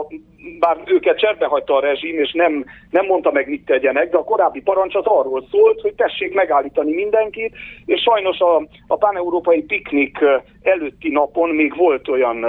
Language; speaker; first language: Hungarian; native; Hungarian